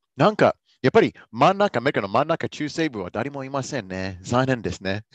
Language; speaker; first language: Japanese; non-native, fluent; English